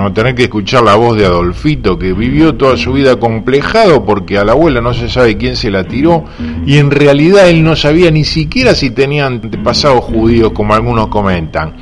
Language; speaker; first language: Spanish; native; Spanish